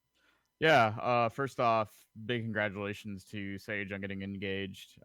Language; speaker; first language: English; native; English